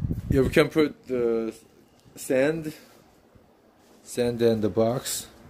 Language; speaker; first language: English; non-native, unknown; Korean